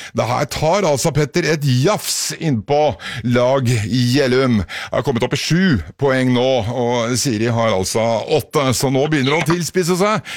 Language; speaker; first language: Norwegian; native; Norwegian